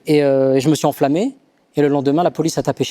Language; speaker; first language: French; native; French